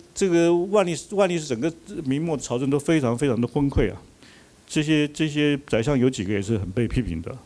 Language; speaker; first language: Chinese; native; Chinese